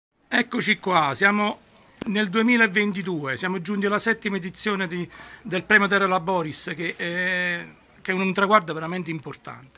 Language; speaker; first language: Italian; native; Italian